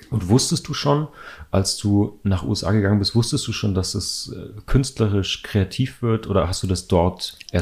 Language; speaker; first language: German; native; German